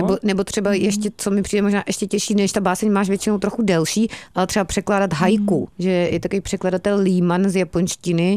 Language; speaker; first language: Czech; native; Czech